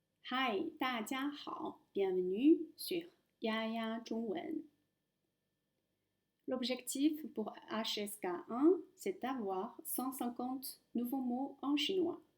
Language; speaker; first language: French; non-native, fluent; Chinese